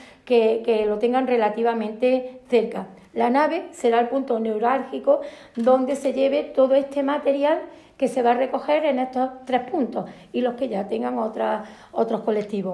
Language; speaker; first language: Spanish; native; Spanish